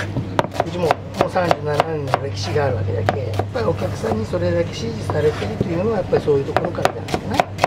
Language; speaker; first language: Japanese; native; Japanese